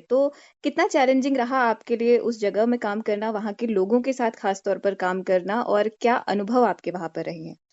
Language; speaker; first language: Hindi; native; Hindi